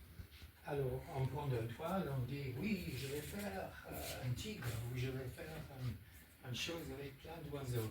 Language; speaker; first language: French; non-native, fluent; English